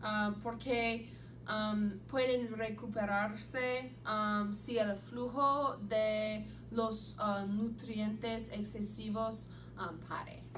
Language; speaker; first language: Spanish; non-native, learner; English